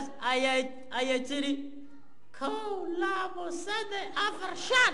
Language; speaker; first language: Somali; non-native, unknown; Spanish